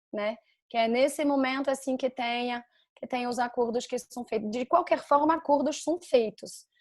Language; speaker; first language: Portuguese; non-native, fluent; French